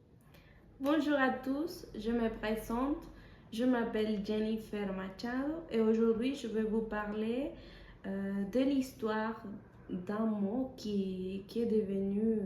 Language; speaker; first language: French; non-native, fluent; Spanish